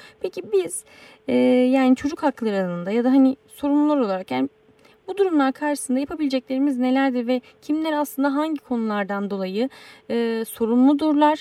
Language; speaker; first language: Turkish; native; Turkish